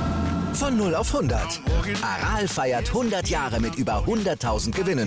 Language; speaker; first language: German; native; German